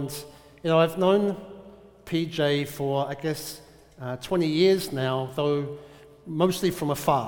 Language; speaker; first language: English; native; English